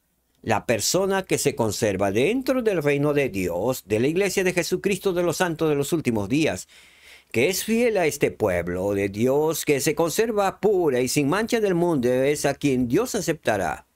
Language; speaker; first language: Spanish; native; Spanish